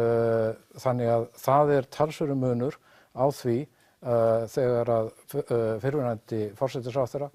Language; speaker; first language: Icelandic; native; Icelandic